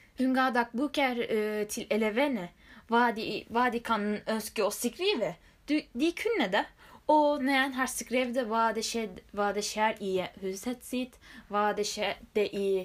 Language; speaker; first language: Norwegian; non-native, learner; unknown